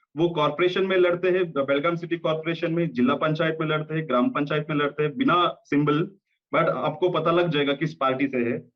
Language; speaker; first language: Hindi; non-native, local second language; Kannada